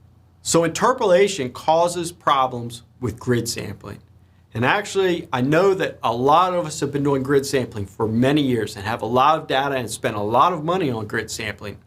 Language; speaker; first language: English; native; English